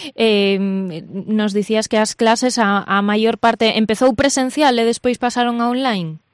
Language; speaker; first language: Galician; native; Galician